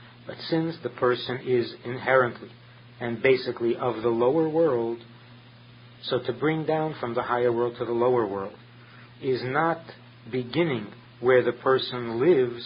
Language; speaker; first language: English; native; English